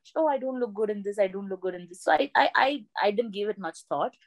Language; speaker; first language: English; non-native, local second language; Malayalam